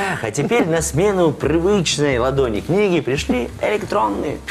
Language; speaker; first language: Russian; native; Russian